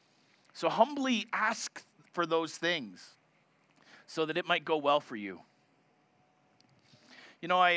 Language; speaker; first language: English; native; English